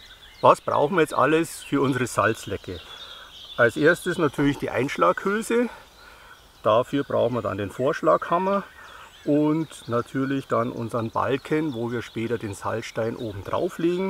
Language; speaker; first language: German; native; German